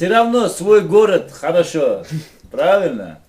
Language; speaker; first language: Russian; non-native, local second language; Uzbek